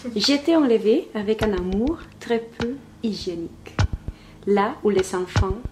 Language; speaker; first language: French; non-native, fluent; Spanish